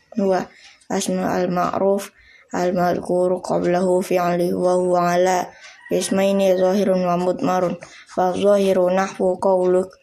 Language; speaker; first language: Arabic; non-native, learner; Indonesian